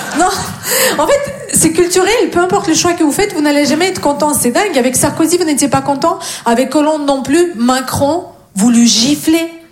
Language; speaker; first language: French; non-native, fluent; Russian